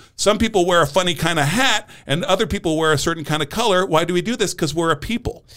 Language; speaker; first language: English; early bilingual, other home language; Portuguese